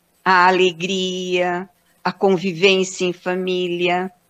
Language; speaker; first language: Portuguese; native; Portuguese